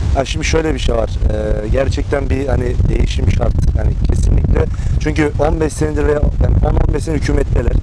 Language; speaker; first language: Turkish; non-native, fluent; Arabic